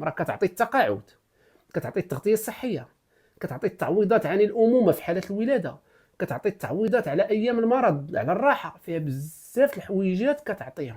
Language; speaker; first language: Arabic; native; Arabic